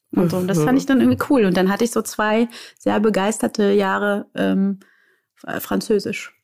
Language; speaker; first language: German; native; German